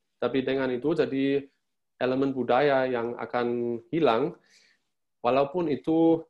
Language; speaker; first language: Indonesian; non-native, fluent; German